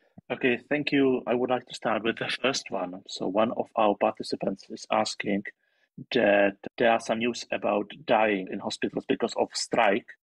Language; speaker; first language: English; non-native, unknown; Czech